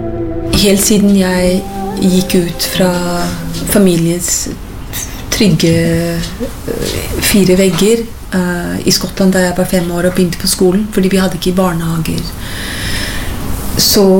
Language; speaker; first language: Norwegian; non-native, fluent; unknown